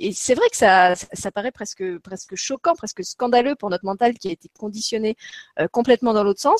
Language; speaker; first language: French; native; French